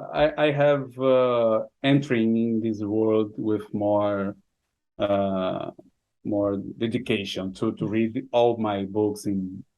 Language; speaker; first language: English; non-native, fluent; Portuguese